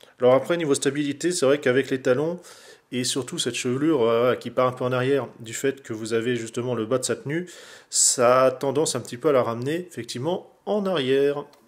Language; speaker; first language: French; native; French